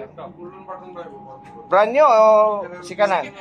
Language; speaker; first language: English; non-native, local second language; Filipino